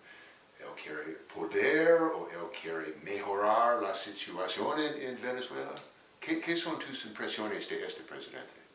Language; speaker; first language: Spanish; non-native, fluent; English